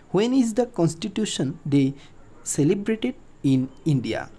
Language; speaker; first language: English; non-native, local second language; Assamese